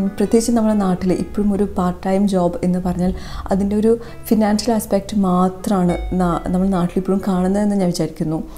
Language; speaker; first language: Malayalam; early bilingual, heritage; Malayalam